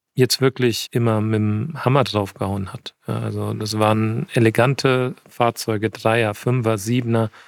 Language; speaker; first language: German; native; German